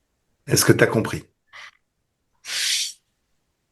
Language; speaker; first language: French; native; French